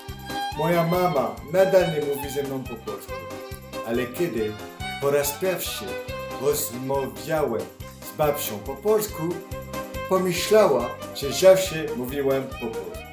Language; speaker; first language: Polish; non-native, learner; French